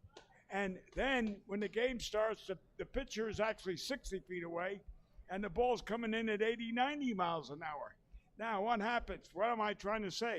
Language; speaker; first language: English; native; English